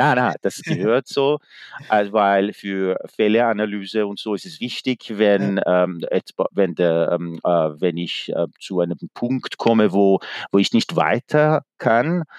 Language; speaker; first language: German; non-native, fluent; Persian